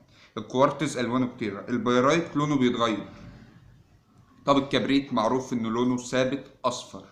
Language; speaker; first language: Arabic; native; Arabic